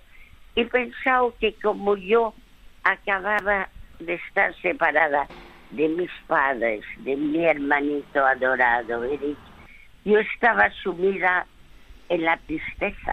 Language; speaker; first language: Spanish; early bilingual, other home language; French